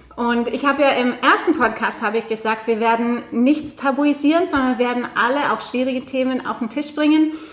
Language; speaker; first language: German; non-native, fluent; Norwegian